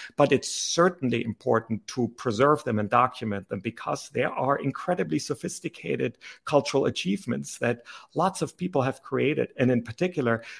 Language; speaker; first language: English; non-native, fluent; German